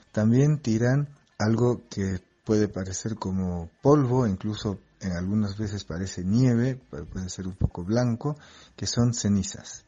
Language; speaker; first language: Spanish; non-native, fluent; French